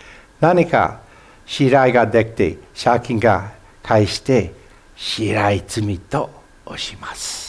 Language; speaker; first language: Japanese; non-native, fluent; English